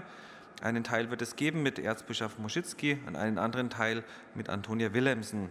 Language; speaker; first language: German; native; German